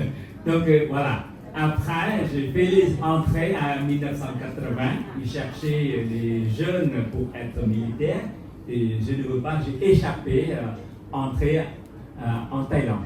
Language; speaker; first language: French; non-native, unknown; Khmer